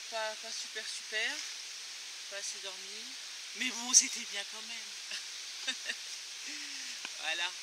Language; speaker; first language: French; native; French